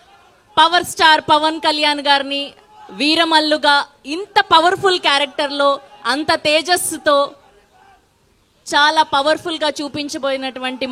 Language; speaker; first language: Telugu; native; Telugu